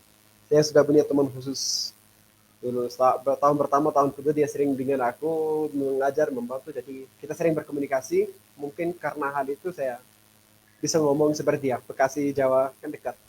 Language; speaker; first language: Indonesian; non-native, fluent; Arabic